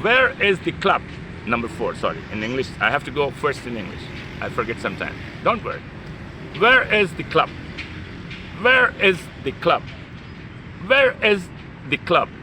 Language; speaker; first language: English; non-native, fluent; Urdu